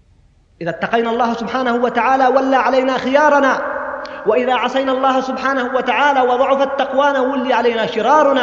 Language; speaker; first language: Arabic; native; Arabic